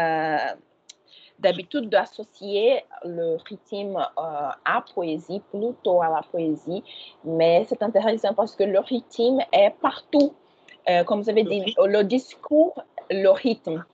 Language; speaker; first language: French; non-native, fluent; Portuguese